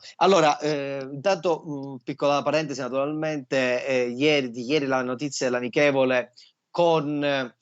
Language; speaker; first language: Italian; native; Italian